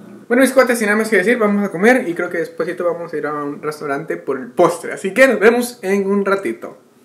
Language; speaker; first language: Spanish; native; Spanish